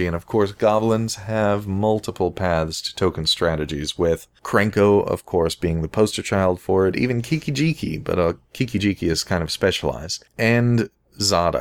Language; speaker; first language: English; native; English